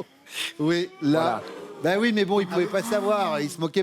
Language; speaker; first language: French; native; French